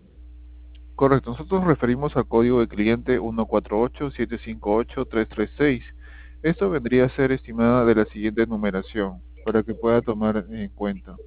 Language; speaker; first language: Spanish; native; Spanish